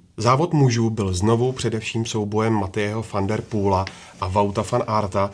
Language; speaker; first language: Czech; native; Czech